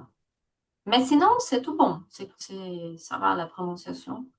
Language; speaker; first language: French; non-native, fluent; Portuguese